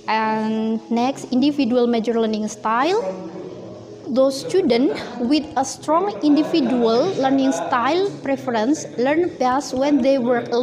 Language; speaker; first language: English; non-native, fluent; Indonesian